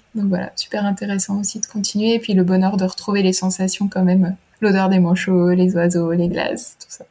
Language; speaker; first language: French; native; French